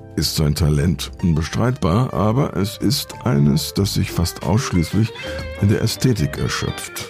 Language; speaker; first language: German; native; German